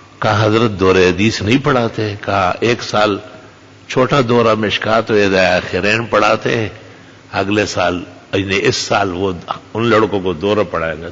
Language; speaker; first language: Urdu; non-native, local second language; Pashto